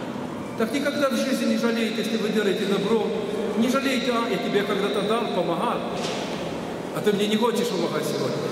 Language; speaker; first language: Russian; non-native, local second language; Ukrainian